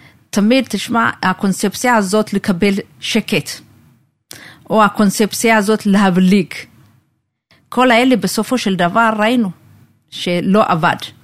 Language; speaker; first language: Hebrew; non-native, fluent; Amharic